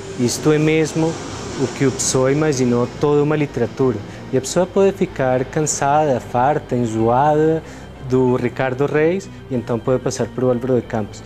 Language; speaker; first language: Portuguese; non-native, fluent; Spanish